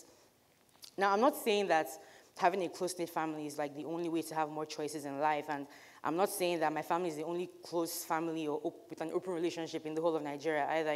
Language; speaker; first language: English; non-native, local second language; Igbo